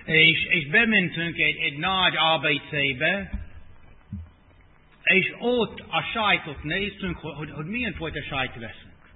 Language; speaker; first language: Hungarian; non-native, fluent; English